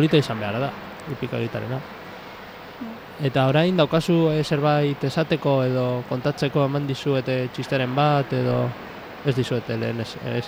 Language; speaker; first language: Basque; native; Basque